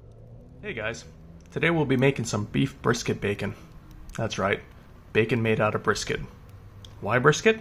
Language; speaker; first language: English; native; English